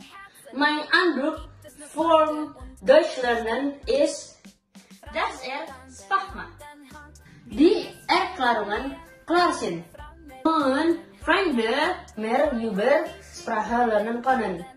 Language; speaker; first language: German; non-native, learner; Indonesian